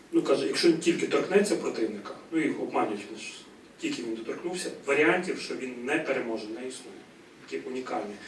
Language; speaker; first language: Ukrainian; native; Ukrainian